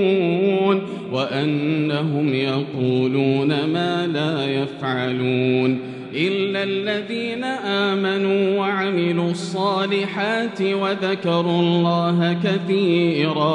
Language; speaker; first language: Arabic; native; Arabic